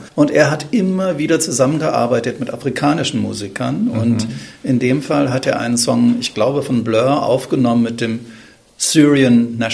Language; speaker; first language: German; native; German